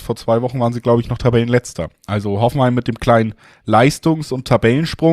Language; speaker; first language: German; native; German